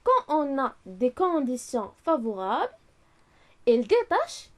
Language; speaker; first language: French; non-native, local second language; Arabic